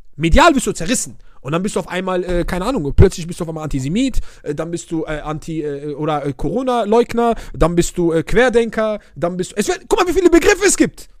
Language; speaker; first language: German; early bilingual, other home language; Arabic